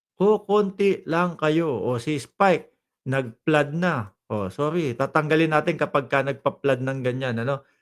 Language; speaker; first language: Filipino; native; Filipino